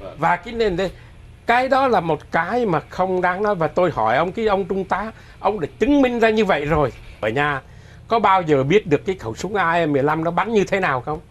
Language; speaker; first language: Vietnamese; native; Vietnamese